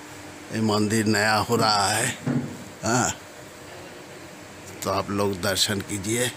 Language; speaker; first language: Hindi; non-native, local second language; Bangla